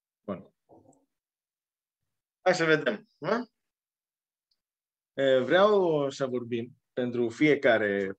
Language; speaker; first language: Romanian; non-native, learner; Greek